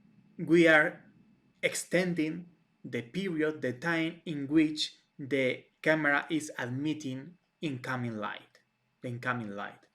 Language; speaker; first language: English; non-native, fluent; Spanish